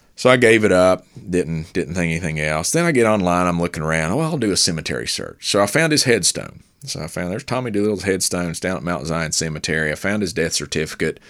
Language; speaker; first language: English; native; English